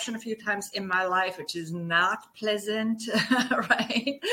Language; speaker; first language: English; non-native, fluent; German